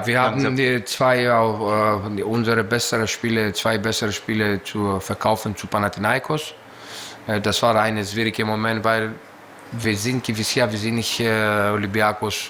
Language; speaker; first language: German; non-native, local second language; Greek